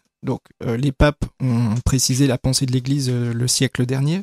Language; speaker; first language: French; native; French